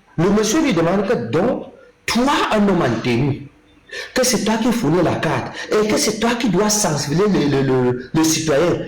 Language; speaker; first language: French; non-native, local second language; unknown